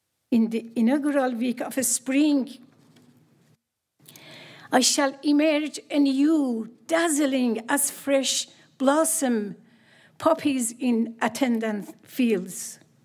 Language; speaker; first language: English; non-native, fluent; Persian